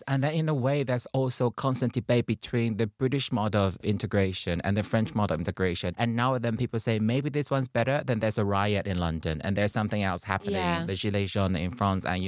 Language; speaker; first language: English; non-native, fluent; Chinese